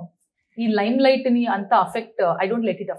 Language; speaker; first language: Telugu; non-native, learner; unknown